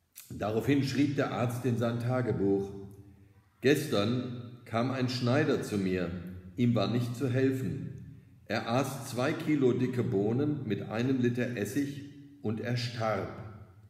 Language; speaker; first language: German; native; German